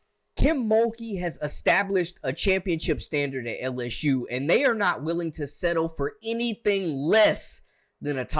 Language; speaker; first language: English; native; English